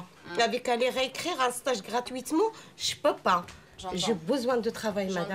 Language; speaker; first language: French; non-native, learner; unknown